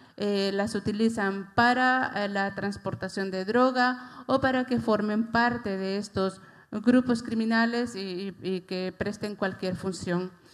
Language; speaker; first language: Spanish; native; Spanish